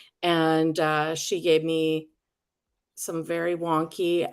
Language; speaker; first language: English; native; English